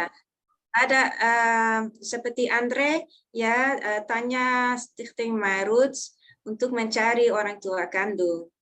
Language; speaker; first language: Indonesian; non-native, learner; Dutch